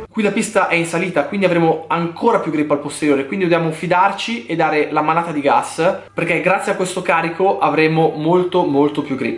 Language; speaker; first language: Italian; native; Italian